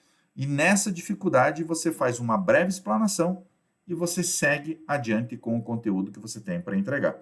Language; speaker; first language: Portuguese; native; Portuguese